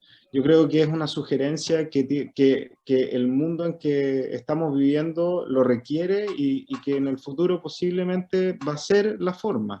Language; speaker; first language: Spanish; native; Spanish